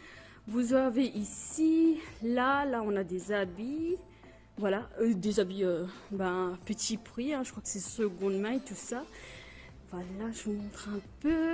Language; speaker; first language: French; native; French